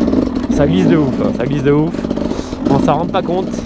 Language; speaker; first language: French; native; French